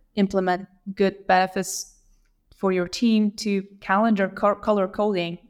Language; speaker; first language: English; non-native, fluent; Lithuanian